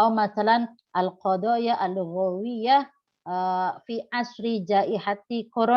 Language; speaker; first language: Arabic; non-native, learner; Indonesian